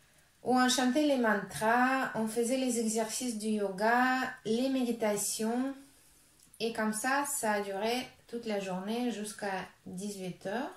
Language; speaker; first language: French; non-native, fluent; Russian